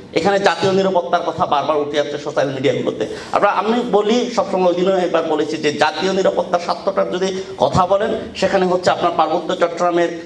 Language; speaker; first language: Bangla; non-native, local second language; Chakma